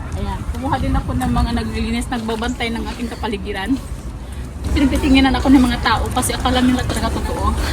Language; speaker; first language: Filipino; native; Filipino